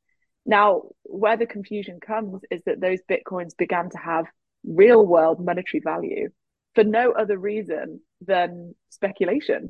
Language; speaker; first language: English; native; English